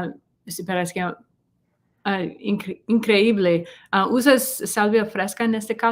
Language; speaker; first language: Spanish; non-native, learner; English